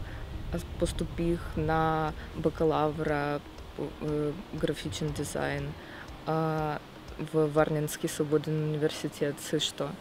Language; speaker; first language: Bulgarian; non-native, learner; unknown